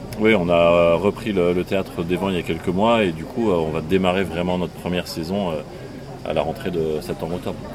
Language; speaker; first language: French; native; French